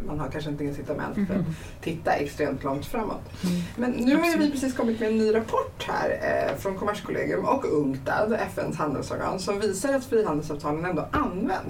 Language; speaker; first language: Swedish; native; Swedish